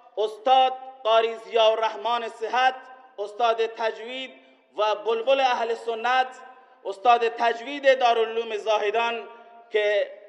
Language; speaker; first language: Persian; non-native, local second language; Baluchi